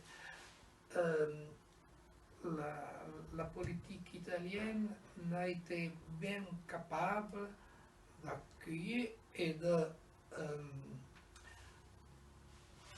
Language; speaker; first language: French; non-native, fluent; Italian